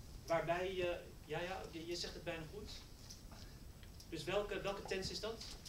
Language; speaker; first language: Dutch; non-native, fluent; English